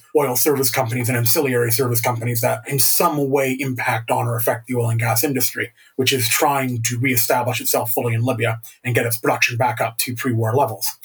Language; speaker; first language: English; native; English